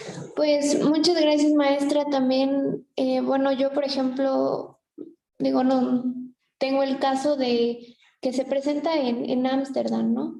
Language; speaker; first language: Spanish; native; Spanish